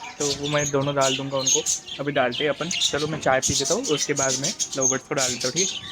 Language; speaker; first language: Hindi; non-native, local second language; Marathi